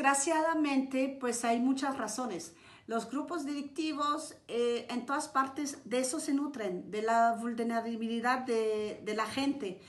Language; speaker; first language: Spanish; non-native, fluent; French